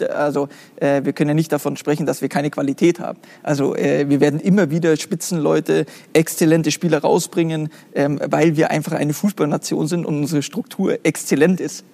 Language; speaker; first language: German; native; German